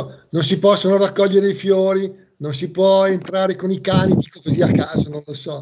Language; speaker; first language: Italian; native; Italian